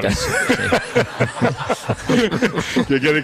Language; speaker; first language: Spanish; native; Spanish